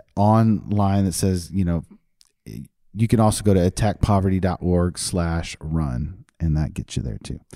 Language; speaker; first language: English; native; English